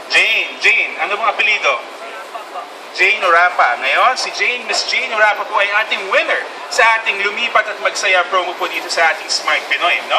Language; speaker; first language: Filipino; native; Filipino